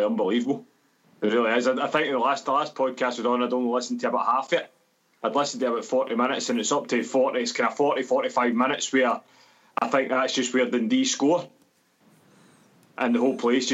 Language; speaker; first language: English; native; English